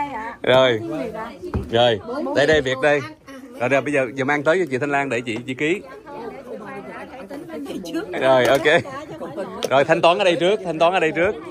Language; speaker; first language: Vietnamese; early bilingual, heritage; Vietnamese